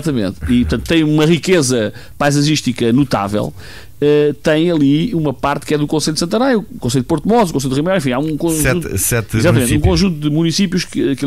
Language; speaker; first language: Portuguese; native; Portuguese